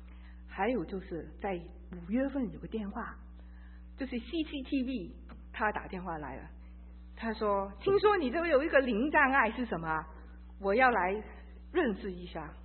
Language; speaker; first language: Chinese; early bilingual, heritage; Chinese